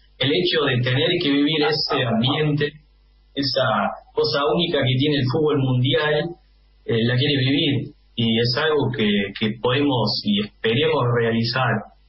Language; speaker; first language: Spanish; non-native, fluent; Dutch